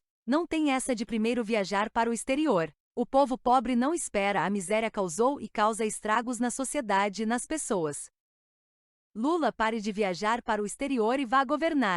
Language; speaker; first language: Portuguese; native; Portuguese